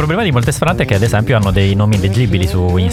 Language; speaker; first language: Italian; native; Italian